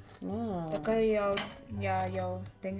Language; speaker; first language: Dutch; early bilingual, other home language; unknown